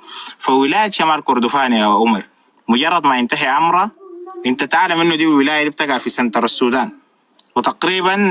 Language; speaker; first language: Arabic; native; Arabic